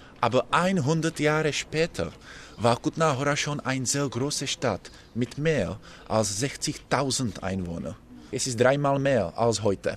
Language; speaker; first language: German; non-native, fluent; Czech